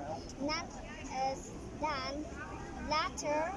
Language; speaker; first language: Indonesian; early bilingual, heritage; Indonesian